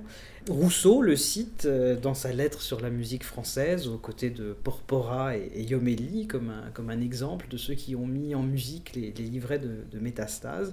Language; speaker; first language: French; native; French